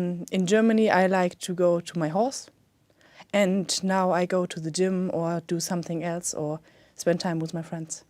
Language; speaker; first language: English; non-native, fluent; German